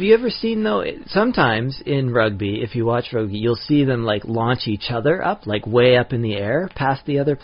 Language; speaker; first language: English; native; English